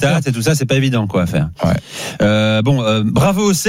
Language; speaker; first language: French; native; French